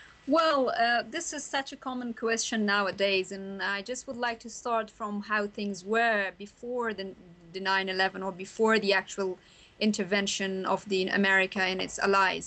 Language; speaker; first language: English; non-native, fluent; Pashto